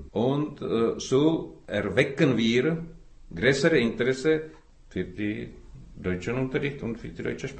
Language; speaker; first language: German; non-native, fluent; Czech